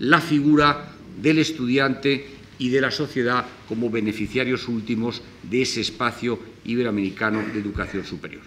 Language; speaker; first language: Spanish; native; Spanish